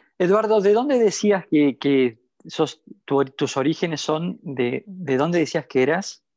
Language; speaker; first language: Spanish; native; Spanish